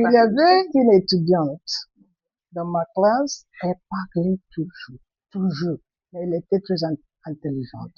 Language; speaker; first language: French; non-native, fluent; Igbo